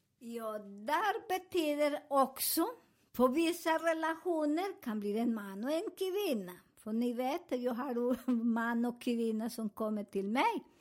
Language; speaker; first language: Swedish; non-native, fluent; Spanish